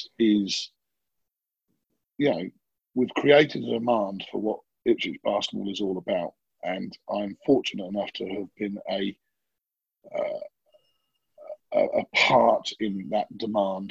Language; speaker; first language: English; native; English